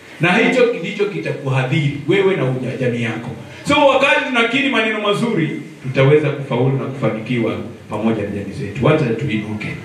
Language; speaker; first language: Swahili; non-native, local second language; Luyia